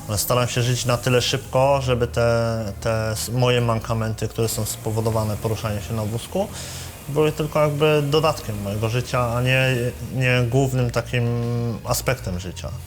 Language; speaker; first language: Polish; native; Polish